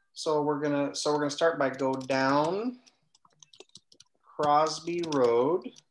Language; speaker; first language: English; native; English